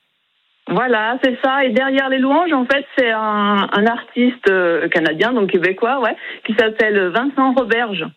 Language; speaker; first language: French; native; French